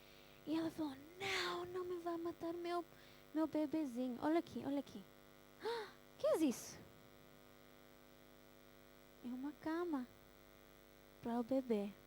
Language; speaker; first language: Portuguese; early bilingual, heritage; Portuguese